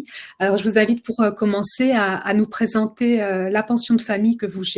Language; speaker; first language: French; native; French